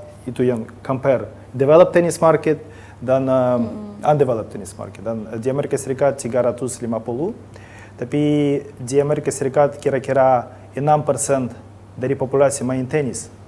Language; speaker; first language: Indonesian; non-native, learner; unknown